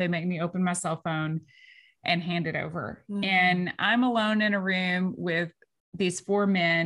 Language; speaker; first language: English; native; English